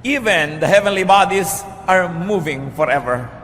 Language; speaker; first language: English; non-native, local second language; Filipino